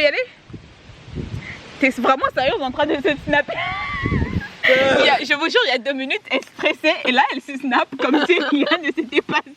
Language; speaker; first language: French; native; French